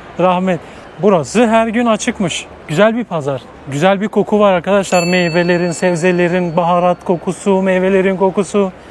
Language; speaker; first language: Turkish; native; Turkish